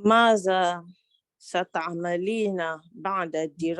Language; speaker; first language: Arabic; non-native, learner; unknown